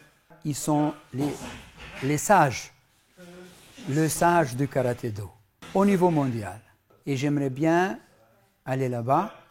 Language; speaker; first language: French; non-native, fluent; Macedonian